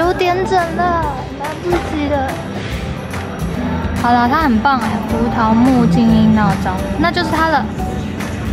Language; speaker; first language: Chinese; native; Chinese